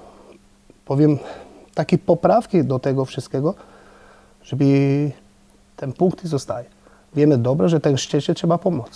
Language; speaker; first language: Polish; non-native, fluent; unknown